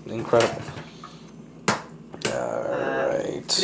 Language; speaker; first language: English; early bilingual, other home language; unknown